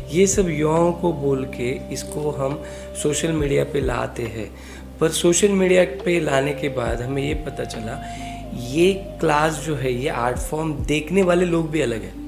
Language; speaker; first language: Hindi; non-native, local second language; Marathi